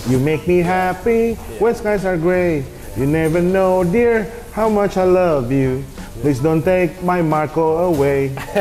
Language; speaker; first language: English; non-native, fluent; Indonesian